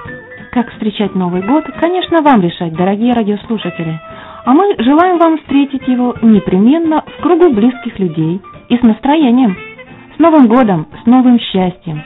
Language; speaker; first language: Russian; native; Russian